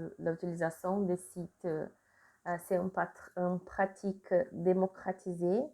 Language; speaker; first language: French; non-native, learner; Portuguese